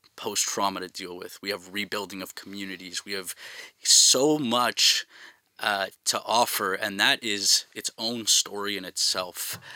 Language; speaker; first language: English; native; English